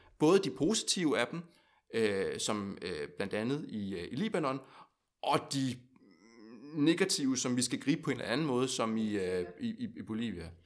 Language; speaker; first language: Danish; native; Danish